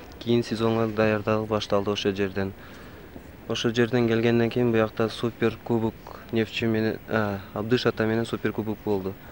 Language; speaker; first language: Kyrgyz; non-native, local second language; Tajik